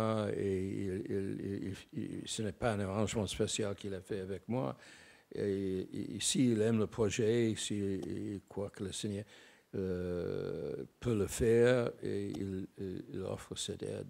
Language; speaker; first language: French; non-native, fluent; English